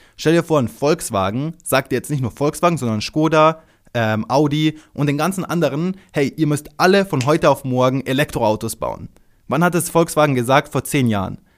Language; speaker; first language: German; early bilingual, other home language; Croatian